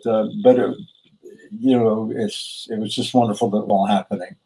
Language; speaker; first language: English; native; English